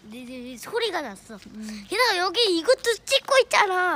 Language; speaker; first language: Korean; early bilingual, heritage; Korean